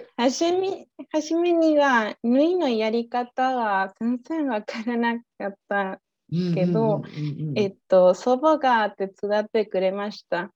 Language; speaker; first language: Japanese; non-native, learner; Spanish